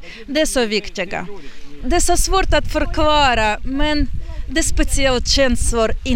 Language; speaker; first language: Swedish; non-native, learner; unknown